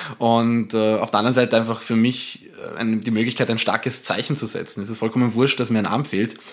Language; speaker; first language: German; early bilingual, other home language; Romanian